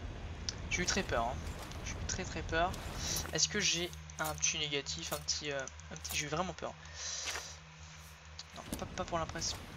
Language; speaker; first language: French; native; French